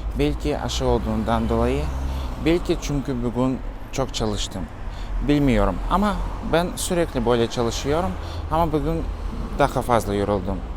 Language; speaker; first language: Turkish; non-native, learner; Russian